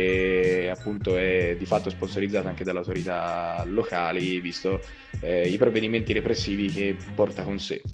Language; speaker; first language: Italian; native; Italian